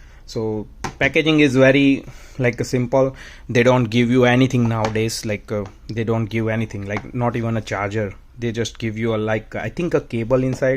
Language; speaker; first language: English; non-native, fluent; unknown